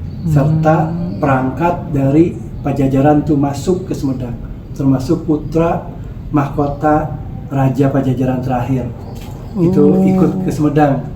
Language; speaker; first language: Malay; non-native, local second language; Sundanese